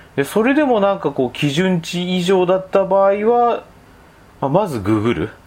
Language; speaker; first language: Japanese; early bilingual, heritage; Japanese